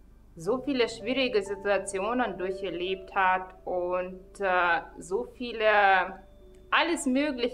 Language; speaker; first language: German; non-native, fluent; Russian